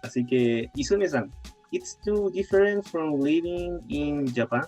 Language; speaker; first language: English; non-native, learner; Spanish